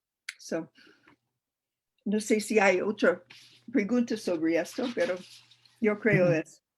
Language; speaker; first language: Spanish; non-native, learner; English